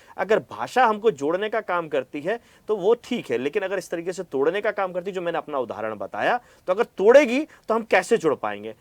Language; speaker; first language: Hindi; native; Hindi